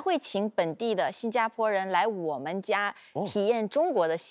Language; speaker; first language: Chinese; native; Chinese